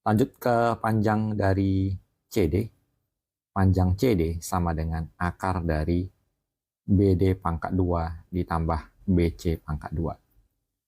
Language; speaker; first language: Indonesian; native; Indonesian